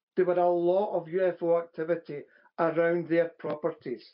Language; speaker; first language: English; native; English